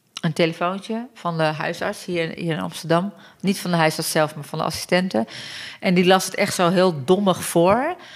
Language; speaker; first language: Dutch; early bilingual, other home language; Turkish